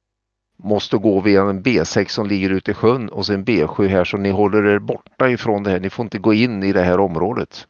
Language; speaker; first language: Swedish; native; Swedish